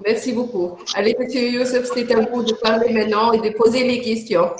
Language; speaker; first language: French; non-native, local second language; Arabic